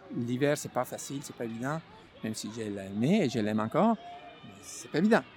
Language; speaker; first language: French; non-native, fluent; Spanish